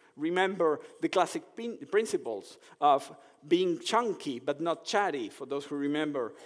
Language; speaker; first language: English; non-native, fluent; Spanish